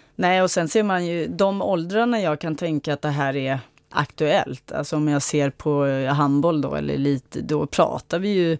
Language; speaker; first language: Swedish; native; Swedish